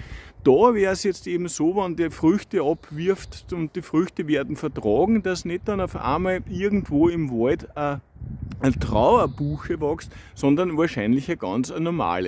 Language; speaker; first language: German; native; German